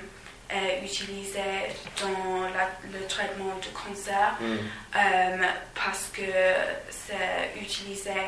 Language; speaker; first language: French; non-native, fluent; English